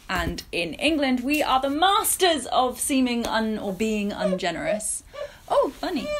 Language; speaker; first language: English; native; English